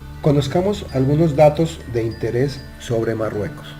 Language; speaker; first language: Spanish; native; Spanish